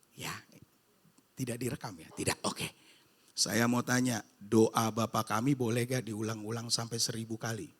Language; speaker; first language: Indonesian; native; Indonesian